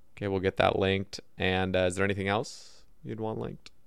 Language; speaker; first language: English; native; English